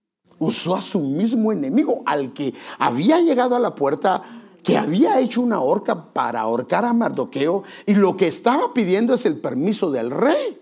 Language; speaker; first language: Spanish; native; Spanish